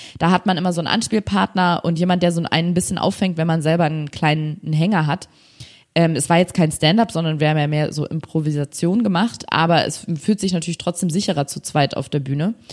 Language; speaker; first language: German; native; German